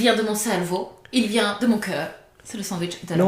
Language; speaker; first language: French; native; French